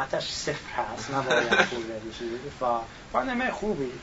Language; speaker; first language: Persian; non-native, learner; English